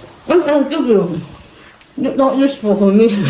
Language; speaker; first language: English; non-native, learner; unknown